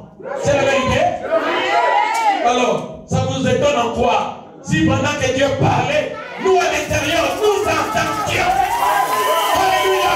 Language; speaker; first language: French; non-native, local second language; Lingala